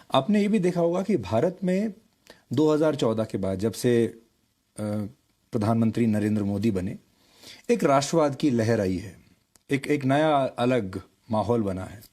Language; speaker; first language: Hindi; native; Hindi